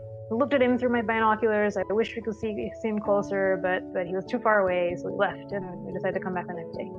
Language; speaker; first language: English; non-native, local second language; Sinhala